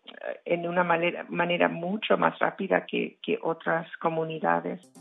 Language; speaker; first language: Spanish; early bilingual, heritage; Spanish